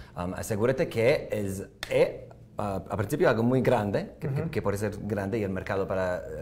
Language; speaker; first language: Spanish; non-native, fluent; English